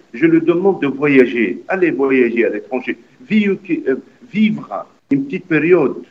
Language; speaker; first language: French; non-native, local second language; Arabic